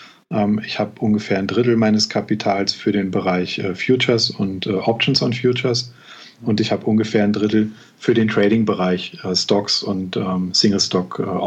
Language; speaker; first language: German; native; German